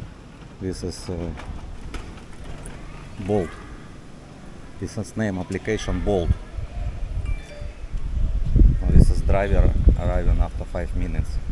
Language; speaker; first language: English; non-native, learner; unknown